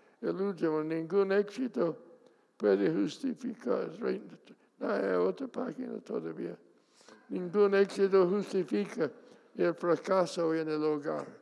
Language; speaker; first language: Spanish; non-native, fluent; English